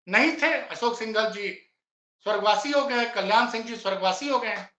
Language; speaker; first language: Hindi; native; Hindi